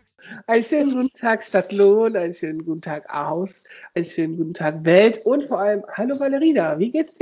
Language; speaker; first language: German; native; German